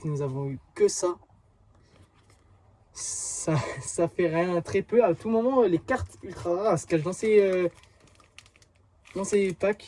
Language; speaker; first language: French; native; French